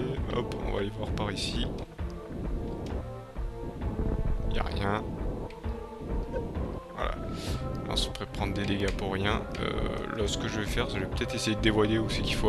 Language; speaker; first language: French; native; French